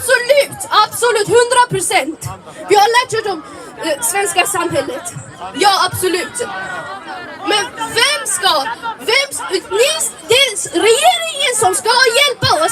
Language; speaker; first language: Swedish; early bilingual, other home language; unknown